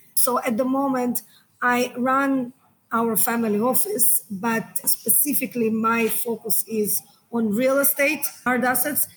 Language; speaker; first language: English; non-native, fluent; Hebrew